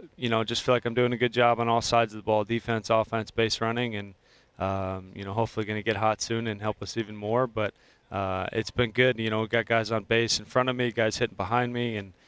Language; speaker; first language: English; native; English